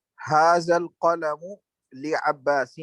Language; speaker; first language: Arabic; non-native, learner; Urdu